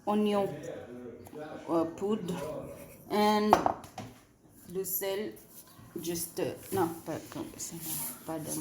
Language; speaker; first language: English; non-native, local second language; Cebuano